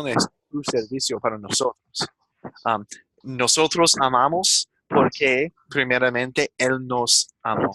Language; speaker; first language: Spanish; non-native, fluent; English